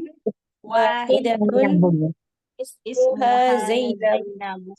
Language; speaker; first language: Arabic; non-native, learner; Indonesian